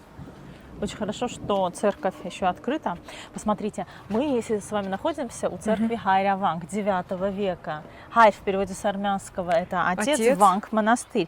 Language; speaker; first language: Russian; native; Russian